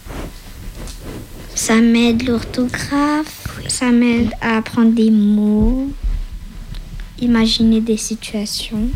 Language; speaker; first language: French; early bilingual, other home language; Arabic